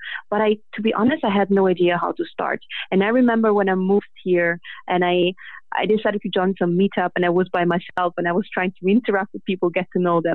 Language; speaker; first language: English; non-native, fluent; Italian